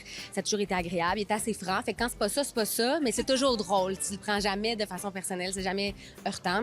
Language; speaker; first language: French; native; French